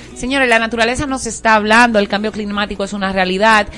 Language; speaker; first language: Spanish; native; Spanish